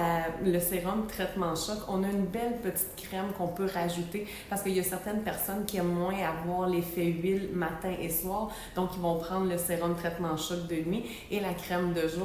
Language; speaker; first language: French; native; French